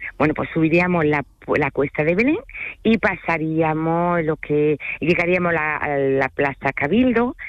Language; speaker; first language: Spanish; early bilingual, other home language; French